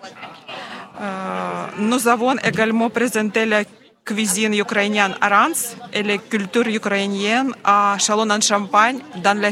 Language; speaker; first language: French; non-native, fluent; Ukrainian